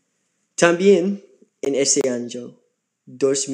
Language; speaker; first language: Spanish; non-native, learner; English